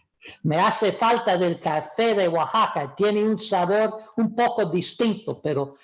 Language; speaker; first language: Spanish; non-native, fluent; English